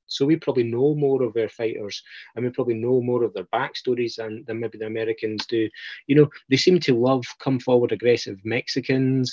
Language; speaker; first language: English; native; English